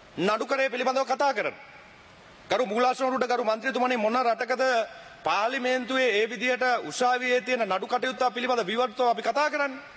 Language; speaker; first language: Sinhala; native; Sinhala